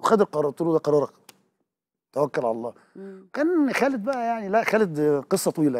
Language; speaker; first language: Arabic; native; Arabic